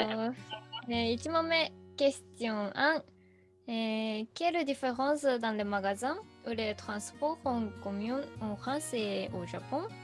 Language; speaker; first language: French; non-native, learner; Japanese